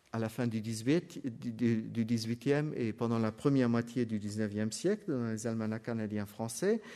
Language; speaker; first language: French; non-native, fluent; German